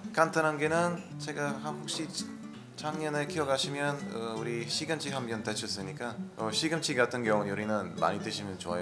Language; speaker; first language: Korean; non-native, fluent; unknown